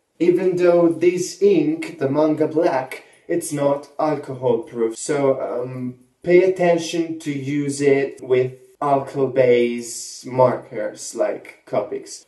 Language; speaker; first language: English; non-native, fluent; Italian